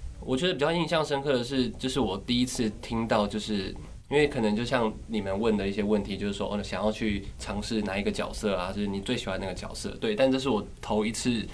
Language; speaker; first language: Chinese; native; Chinese